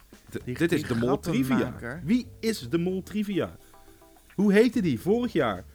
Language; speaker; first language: Dutch; native; Dutch